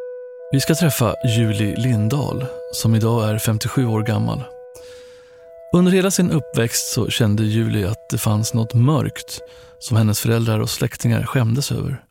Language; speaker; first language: Swedish; native; Swedish